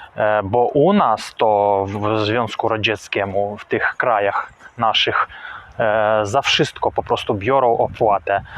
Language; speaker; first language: Polish; non-native, fluent; Russian